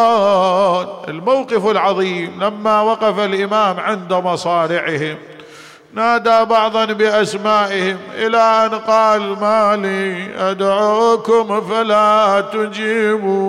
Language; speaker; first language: Arabic; native; Arabic